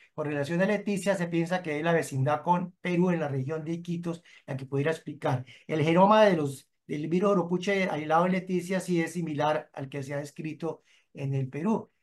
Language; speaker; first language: Spanish; native; Spanish